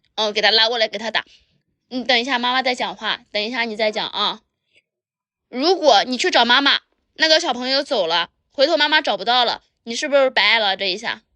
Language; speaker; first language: Chinese; native; Chinese